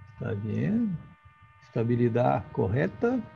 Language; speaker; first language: Spanish; non-native, learner; Portuguese